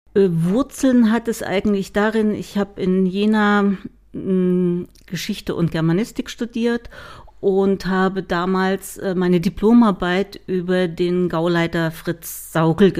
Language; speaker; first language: German; native; German